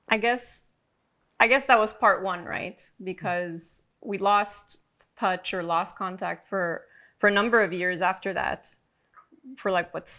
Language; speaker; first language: English; non-native, fluent; Portuguese